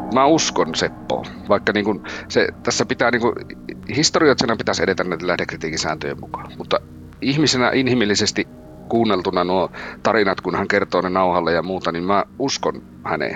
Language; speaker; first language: Finnish; native; Finnish